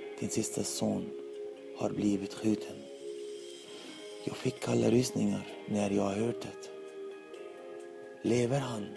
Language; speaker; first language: Swedish; non-native, learner; Arabic